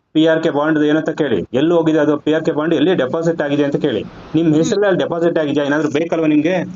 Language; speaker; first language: Kannada; native; Kannada